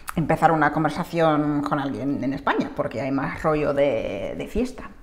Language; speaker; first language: Spanish; non-native, fluent; English